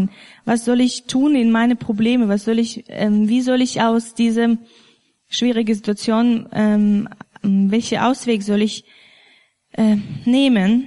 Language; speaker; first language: German; non-native, fluent; Russian